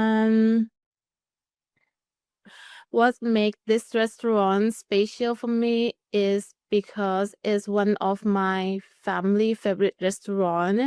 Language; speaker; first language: English; non-native, learner; Thai